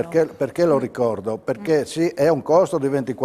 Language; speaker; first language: Italian; native; Italian